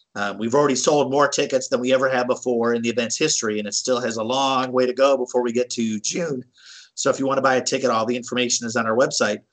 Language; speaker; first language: English; native; English